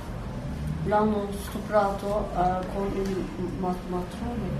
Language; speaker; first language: Italian; non-native, learner; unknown